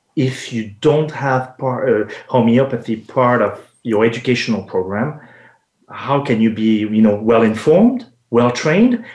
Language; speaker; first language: English; non-native, fluent; French